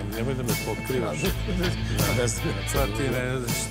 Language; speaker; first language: Serbian; native; Serbian